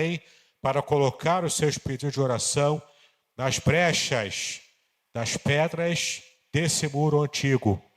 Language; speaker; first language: Portuguese; native; Portuguese